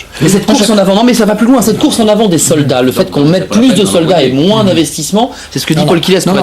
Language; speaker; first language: French; native; French